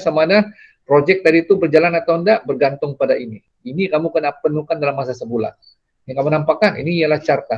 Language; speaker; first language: Indonesian; non-native, local second language; Malay